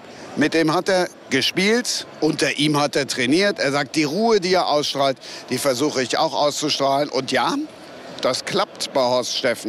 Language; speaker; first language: German; native; German